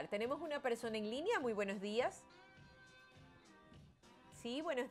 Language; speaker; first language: Spanish; native; Spanish